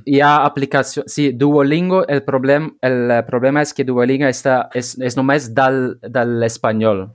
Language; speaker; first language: Catalan; non-native, learner; Dutch